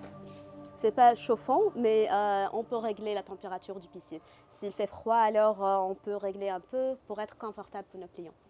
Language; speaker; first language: French; non-native, learner; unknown